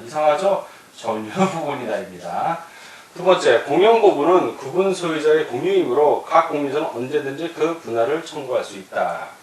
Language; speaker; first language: Korean; native; Korean